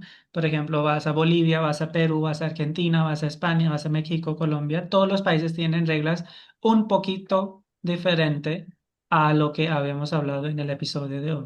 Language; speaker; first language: Spanish; non-native, fluent; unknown